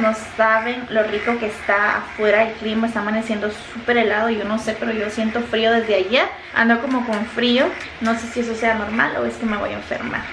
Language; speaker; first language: Spanish; native; Spanish